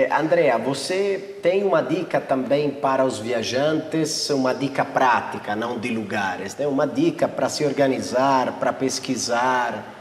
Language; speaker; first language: Portuguese; non-native, fluent; Italian